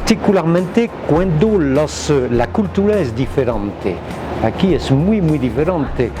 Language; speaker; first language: Spanish; non-native, fluent; French